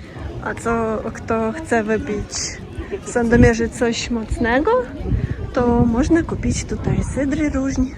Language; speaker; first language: Polish; non-native, learner; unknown